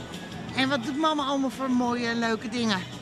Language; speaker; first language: Dutch; native; Dutch